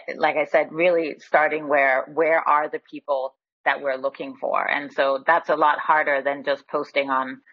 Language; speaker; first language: English; non-native, fluent; Danish